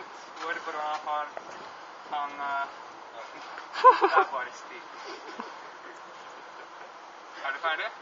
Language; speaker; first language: Norwegian; non-native, learner; Latvian